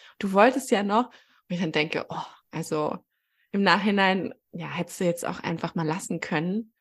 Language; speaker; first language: German; native; German